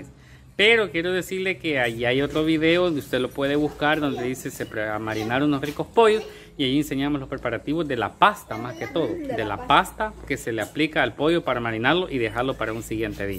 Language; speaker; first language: Spanish; native; Spanish